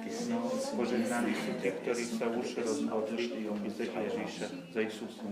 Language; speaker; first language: Slovak; non-native, learner; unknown